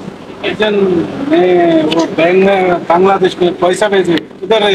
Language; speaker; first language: Hindi; non-native, learner; Bangla